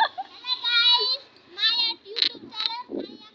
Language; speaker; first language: English; non-native, learner; Nepali